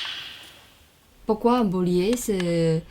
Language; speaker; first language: French; non-native, learner; Chinese